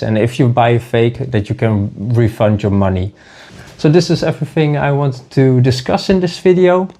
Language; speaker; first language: English; non-native, fluent; Dutch